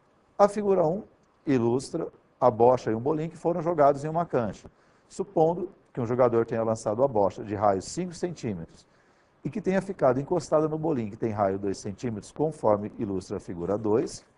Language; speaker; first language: Portuguese; native; Portuguese